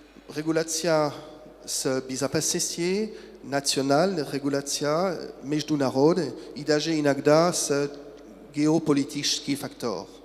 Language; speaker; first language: Russian; non-native, learner; French